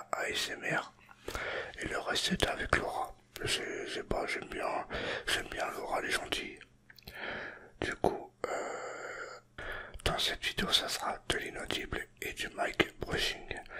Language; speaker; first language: French; native; French